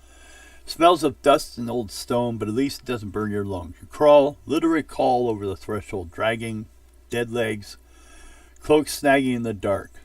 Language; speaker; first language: English; native; English